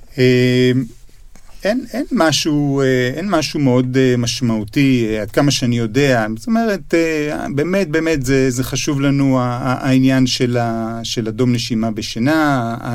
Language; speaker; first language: Hebrew; native; Hebrew